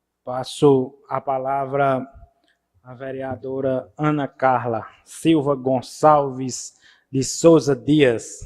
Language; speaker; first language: Portuguese; native; Portuguese